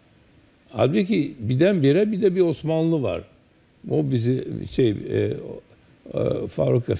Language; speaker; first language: Turkish; early bilingual, heritage; Turkish